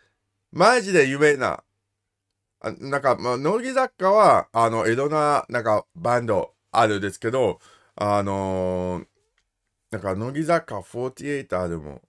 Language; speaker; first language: Japanese; non-native, learner; English